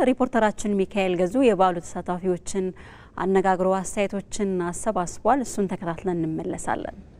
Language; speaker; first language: Amharic; native; Amharic